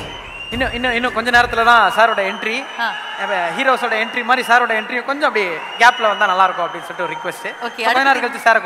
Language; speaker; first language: Tamil; native; Tamil